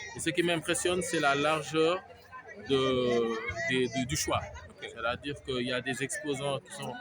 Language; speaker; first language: French; non-native, local second language; Wolof